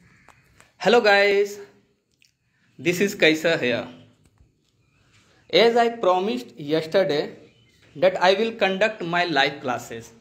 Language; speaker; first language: English; non-native, fluent; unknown